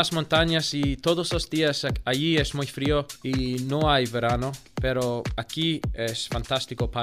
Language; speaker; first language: Spanish; non-native, learner; English